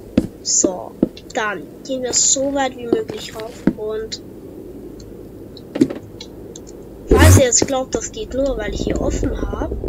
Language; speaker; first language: German; native; German